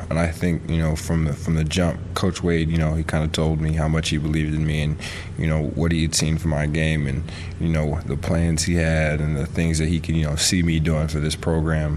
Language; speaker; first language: English; native; English